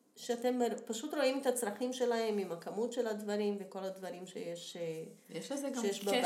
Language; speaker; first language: Hebrew; non-native, fluent; Portuguese